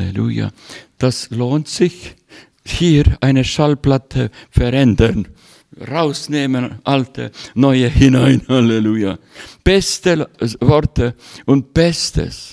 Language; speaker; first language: German; non-native, fluent; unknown